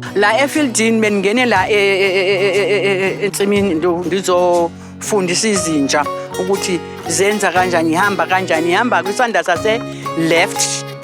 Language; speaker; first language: Zulu; non-native, local second language; Xhosa